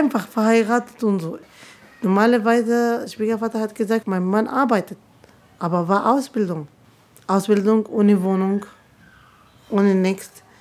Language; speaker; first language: German; non-native, learner; Arabic